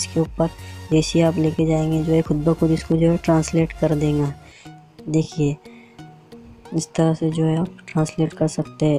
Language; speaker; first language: Hindi; native; Hindi